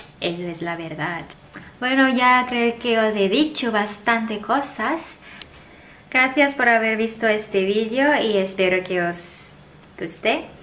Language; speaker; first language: Spanish; non-native, fluent; Indonesian